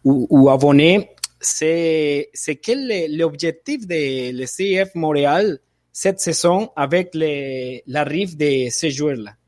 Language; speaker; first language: French; non-native, fluent; Spanish